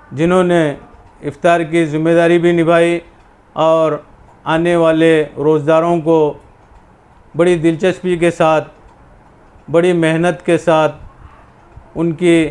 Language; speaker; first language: Hindi; native; Hindi